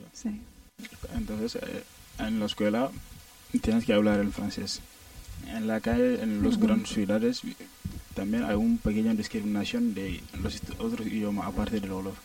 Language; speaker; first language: Spanish; non-native, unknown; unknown